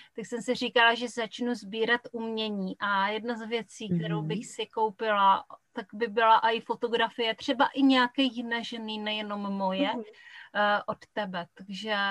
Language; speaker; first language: Czech; native; Czech